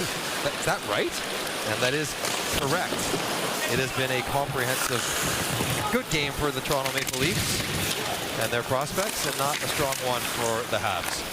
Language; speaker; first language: English; native; English